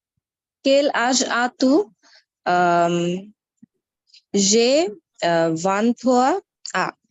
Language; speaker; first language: French; non-native, learner; Bangla